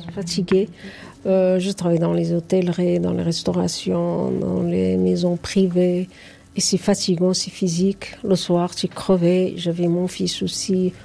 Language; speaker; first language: French; non-native, fluent; Arabic